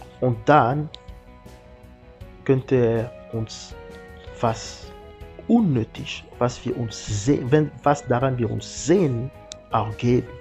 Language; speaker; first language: German; non-native, learner; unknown